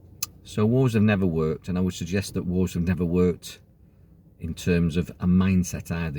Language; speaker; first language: English; native; English